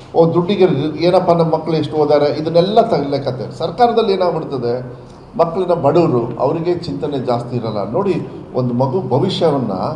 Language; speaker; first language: Kannada; native; Kannada